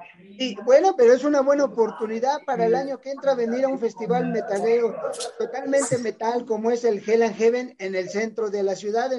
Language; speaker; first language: Spanish; native; Spanish